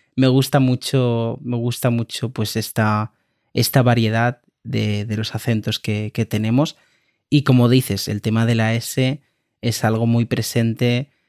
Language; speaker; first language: Spanish; native; Spanish